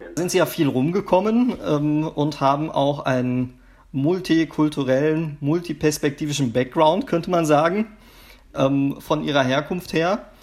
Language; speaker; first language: German; early bilingual, other home language; Turkish